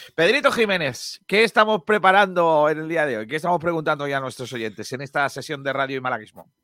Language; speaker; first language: Spanish; native; Spanish